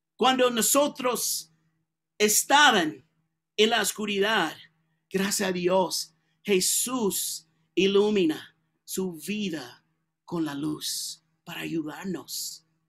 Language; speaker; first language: Spanish; non-native, learner; English